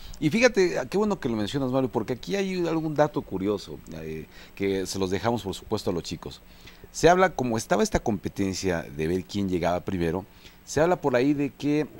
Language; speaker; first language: Spanish; native; Spanish